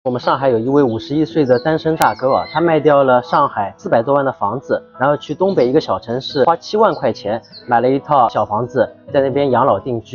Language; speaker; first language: Chinese; native; Chinese